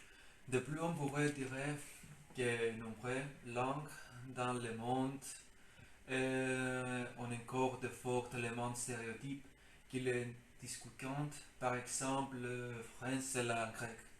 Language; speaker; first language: French; non-native, learner; Greek